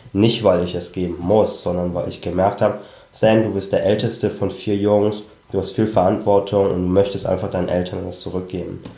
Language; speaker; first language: German; early bilingual, other home language; Cantonese